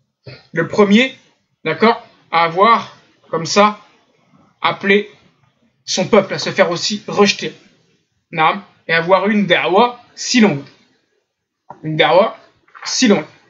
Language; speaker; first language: French; native; French